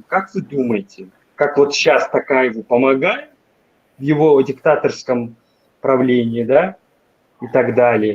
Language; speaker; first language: Russian; non-native, local second language; Tajik